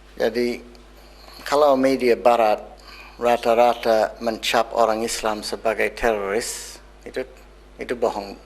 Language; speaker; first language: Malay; non-native, fluent; English